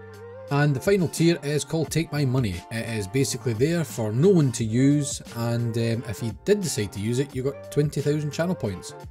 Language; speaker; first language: English; native; English